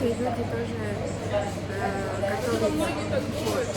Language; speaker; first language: Russian; non-native, learner; Mongolian